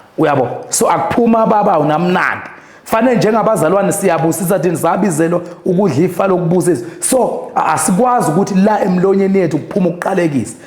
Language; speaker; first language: Zulu; native; Zulu